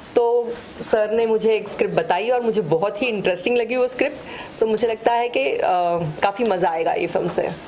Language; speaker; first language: Hindi; non-native, local second language; Kannada